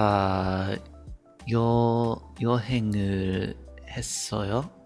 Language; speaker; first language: Korean; non-native, learner; English